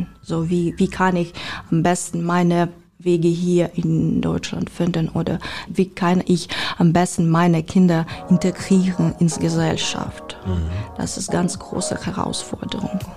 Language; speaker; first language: German; non-native, fluent; Ukrainian